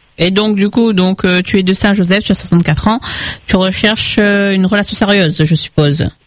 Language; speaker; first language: French; native; French